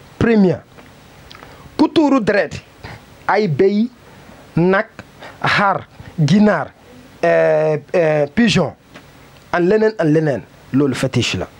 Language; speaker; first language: Wolof; non-native, learner; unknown